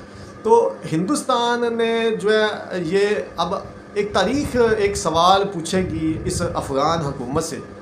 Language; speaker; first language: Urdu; non-native, local second language; Punjabi